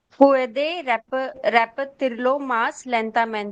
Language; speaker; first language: Spanish; non-native, learner; Hindi